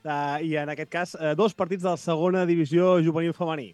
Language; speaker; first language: Catalan; native; Catalan